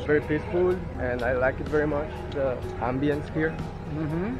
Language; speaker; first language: English; non-native, fluent; Spanish